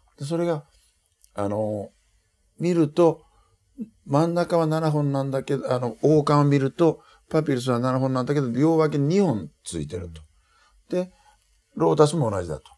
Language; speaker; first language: Japanese; native; Japanese